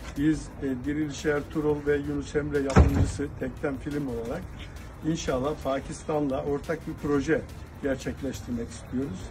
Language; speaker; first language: Turkish; native; Turkish